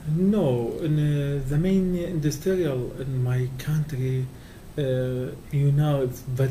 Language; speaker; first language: English; non-native, learner; Kurdish